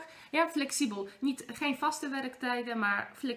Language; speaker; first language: Dutch; non-native, fluent; Polish